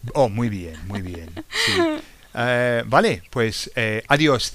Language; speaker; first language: Spanish; non-native, learner; English